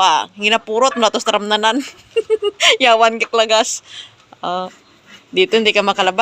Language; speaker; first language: Filipino; non-native, local second language; Cebuano